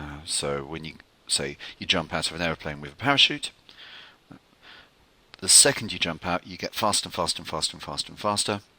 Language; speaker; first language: English; native; English